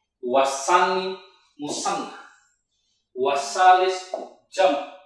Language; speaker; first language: Arabic; non-native, fluent; Indonesian